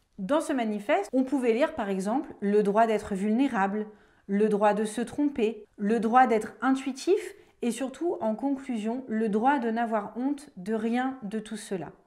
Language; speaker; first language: French; native; French